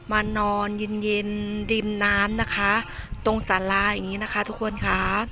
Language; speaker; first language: Thai; native; Thai